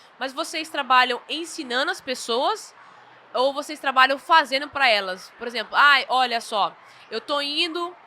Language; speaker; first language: Portuguese; native; Portuguese